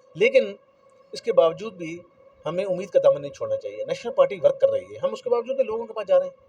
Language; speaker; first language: Urdu; non-native, local second language; Punjabi